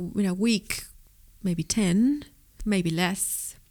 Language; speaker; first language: English; non-native, fluent; Spanish